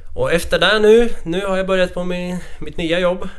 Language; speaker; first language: Swedish; non-native, fluent; Latvian